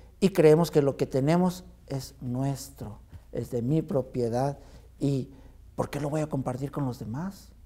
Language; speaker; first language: Spanish; native; Spanish